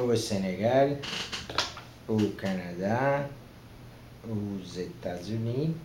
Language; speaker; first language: French; non-native, learner; Portuguese